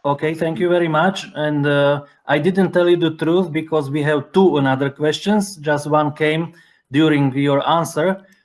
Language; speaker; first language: English; non-native, fluent; Slovak